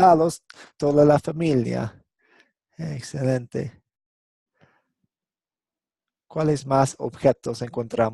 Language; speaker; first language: Spanish; non-native, fluent; English